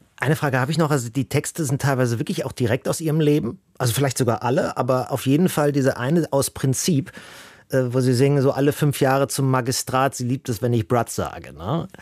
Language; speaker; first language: German; native; German